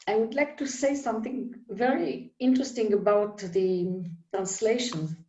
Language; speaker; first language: English; non-native, fluent; Hebrew